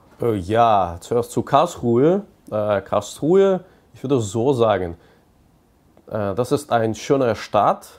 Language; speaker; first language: German; non-native, fluent; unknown